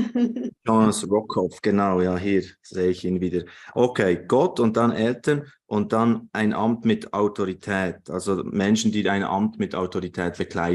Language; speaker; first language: German; native; German